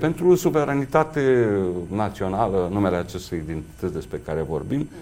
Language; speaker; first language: Romanian; native; Romanian